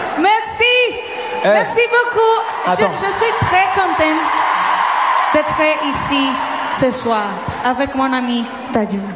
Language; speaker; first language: French; non-native, learner; Portuguese